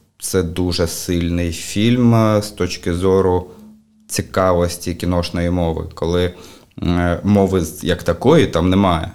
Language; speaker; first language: Ukrainian; native; Ukrainian